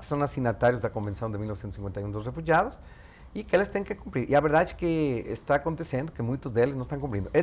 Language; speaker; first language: Portuguese; non-native, fluent; Spanish